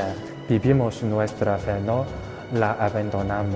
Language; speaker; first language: Spanish; non-native, fluent; Chinese